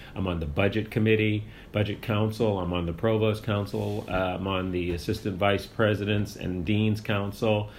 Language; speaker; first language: English; native; English